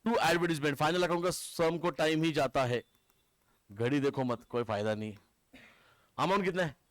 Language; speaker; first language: Hindi; non-native, local second language; Marathi